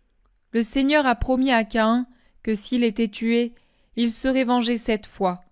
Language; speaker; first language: French; native; French